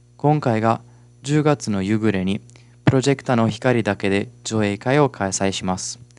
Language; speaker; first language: Japanese; non-native, fluent; Italian